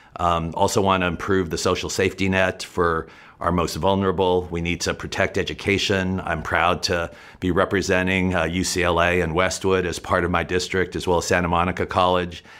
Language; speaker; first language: English; native; English